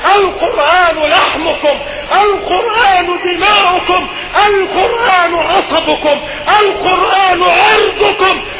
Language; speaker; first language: Arabic; native; Arabic